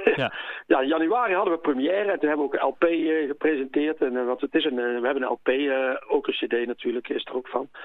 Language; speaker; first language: Dutch; native; Dutch